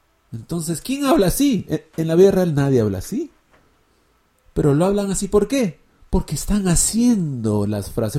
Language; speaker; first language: Spanish; early bilingual, heritage; Spanish